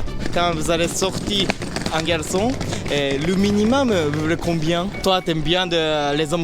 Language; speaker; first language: French; non-native, learner; Japanese